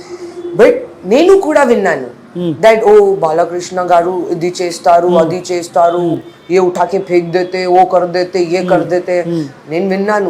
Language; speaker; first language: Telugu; non-native, learner; Hindi